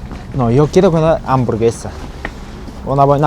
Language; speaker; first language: Spanish; early bilingual, other home language; Mongolian